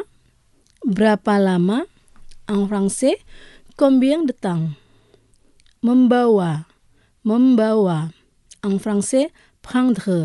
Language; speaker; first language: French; non-native, fluent; Indonesian